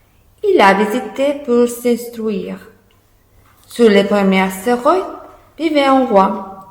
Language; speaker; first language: French; non-native, learner; Italian